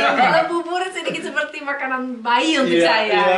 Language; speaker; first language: Indonesian; non-native, fluent; Dutch